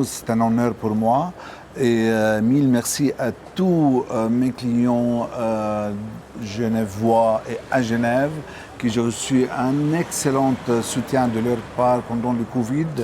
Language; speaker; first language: French; non-native, local second language; Arabic